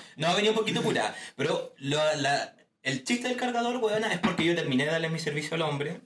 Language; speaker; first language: Spanish; native; Spanish